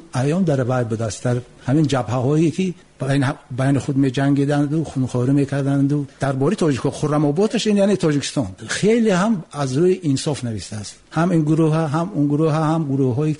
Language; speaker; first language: Tajik; native; Tajik